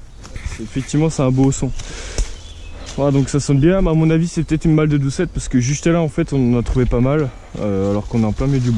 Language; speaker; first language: French; native; French